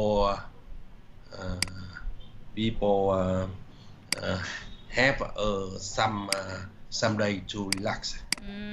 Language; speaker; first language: English; non-native, learner; Vietnamese